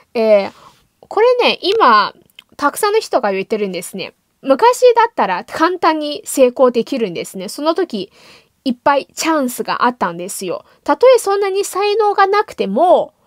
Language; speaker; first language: Japanese; non-native, fluent; Chinese